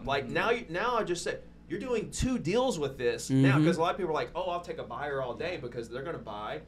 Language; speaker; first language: English; native; English